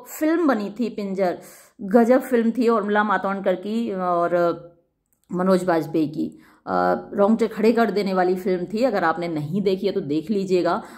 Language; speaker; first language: Hindi; native; Hindi